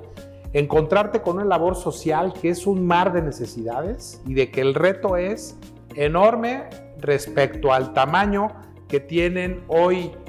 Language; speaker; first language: Spanish; native; Spanish